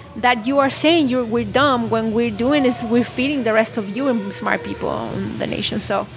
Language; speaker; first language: English; non-native, fluent; Spanish